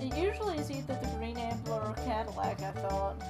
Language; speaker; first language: English; native; English